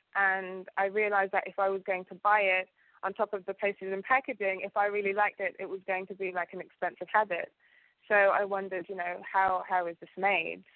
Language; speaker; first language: English; early bilingual, other home language; Ganda